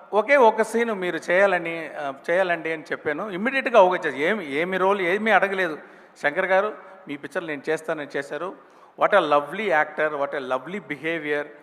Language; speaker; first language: Telugu; non-native, learner; Tamil